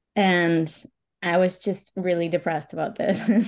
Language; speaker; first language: English; early bilingual, other home language; Spanish